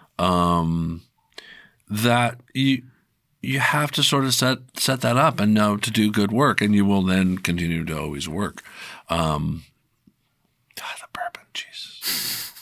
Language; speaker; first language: English; native; English